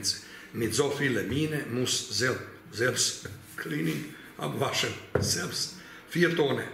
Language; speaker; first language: German; non-native, learner; Croatian